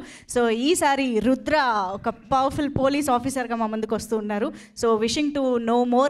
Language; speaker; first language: Telugu; native; Telugu